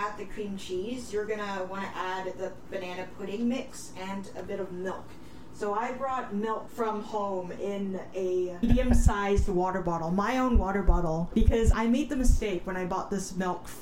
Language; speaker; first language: English; native; English